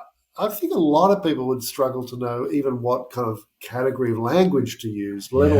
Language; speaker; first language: English; native; English